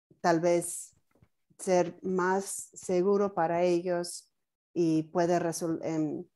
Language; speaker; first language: Spanish; non-native, fluent; English